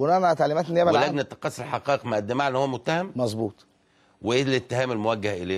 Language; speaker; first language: Arabic; native; Arabic